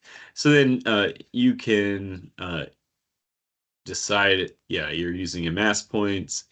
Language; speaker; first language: English; native; English